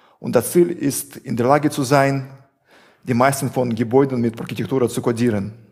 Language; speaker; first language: German; non-native, fluent; Russian